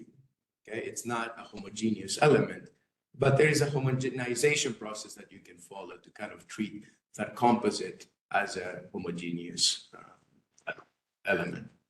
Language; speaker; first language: English; non-native, fluent; Greek